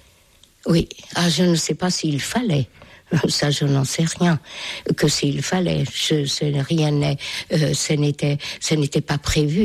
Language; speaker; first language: French; non-native, fluent; Hungarian